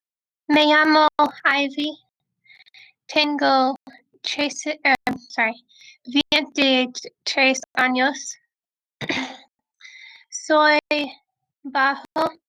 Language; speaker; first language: Spanish; non-native, learner; English